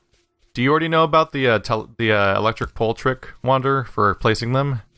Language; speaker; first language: English; native; English